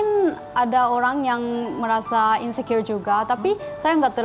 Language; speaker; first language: Indonesian; non-native, fluent; Korean